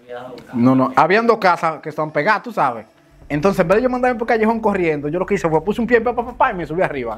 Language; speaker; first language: Spanish; native; Spanish